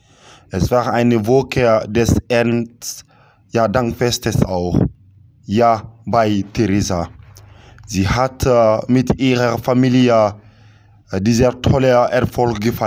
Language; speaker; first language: German; non-native, learner; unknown